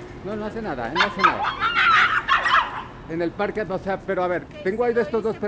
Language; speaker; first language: Spanish; native; Spanish